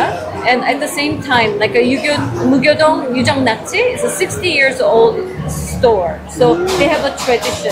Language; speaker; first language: English; non-native, fluent; Korean